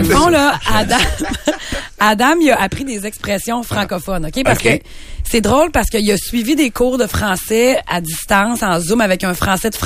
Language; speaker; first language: French; native; French